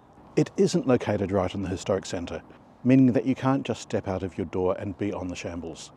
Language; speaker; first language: English; native; English